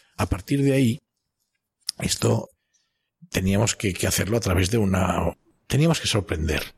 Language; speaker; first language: Spanish; non-native, local second language; Catalan